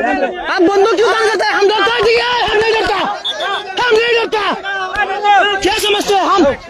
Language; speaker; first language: Hindi; non-native, learner; Bangla